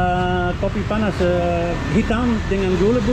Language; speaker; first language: Indonesian; non-native, learner; English